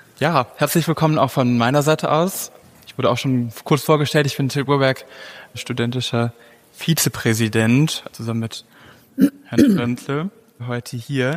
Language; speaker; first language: German; native; German